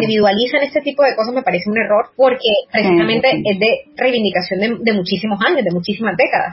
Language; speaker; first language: Spanish; native; Spanish